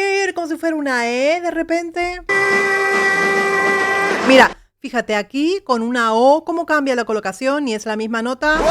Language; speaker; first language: Spanish; native; Spanish